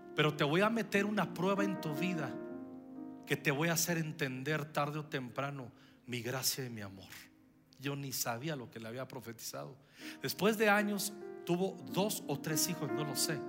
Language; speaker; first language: Spanish; native; Spanish